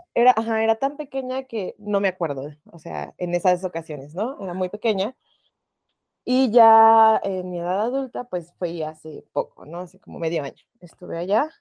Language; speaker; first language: Spanish; native; Spanish